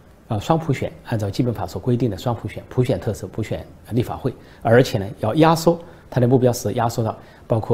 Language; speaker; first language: Chinese; native; Chinese